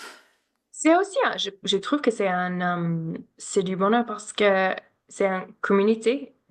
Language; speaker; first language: French; non-native, learner; English